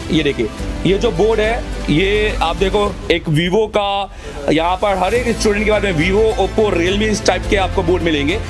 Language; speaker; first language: Hindi; native; Hindi